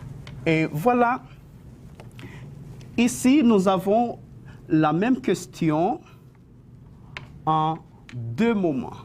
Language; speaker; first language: French; non-native, fluent; Spanish